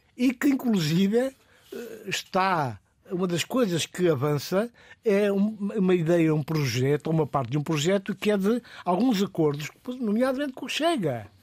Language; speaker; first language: Portuguese; non-native, local second language; Upper Guinea Crioulo